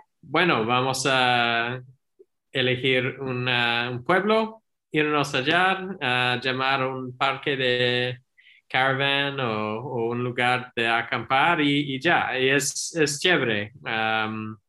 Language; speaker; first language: Spanish; non-native, learner; English